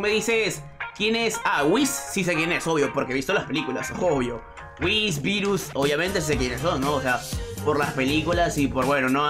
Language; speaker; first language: Spanish; native; Spanish